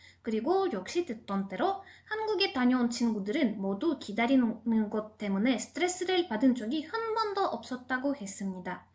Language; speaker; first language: Korean; non-native, fluent; Russian